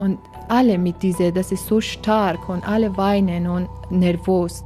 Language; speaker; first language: German; non-native, learner; Persian